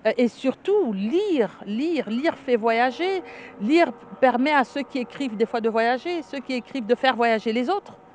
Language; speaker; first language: French; non-native, local second language; Lingala